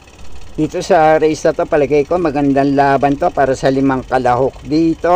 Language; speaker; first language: Filipino; native; Filipino